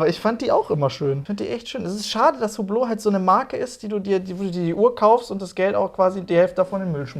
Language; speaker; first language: German; native; German